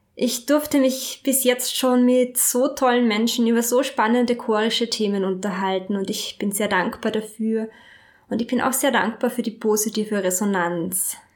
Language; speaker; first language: German; native; German